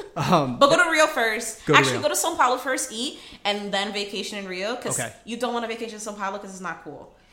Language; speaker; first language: English; early bilingual, other home language; Portuguese